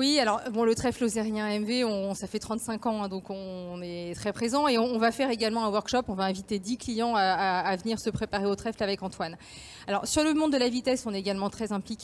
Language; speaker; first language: French; native; French